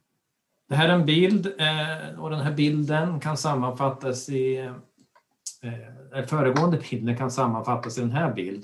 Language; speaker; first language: Swedish; native; Swedish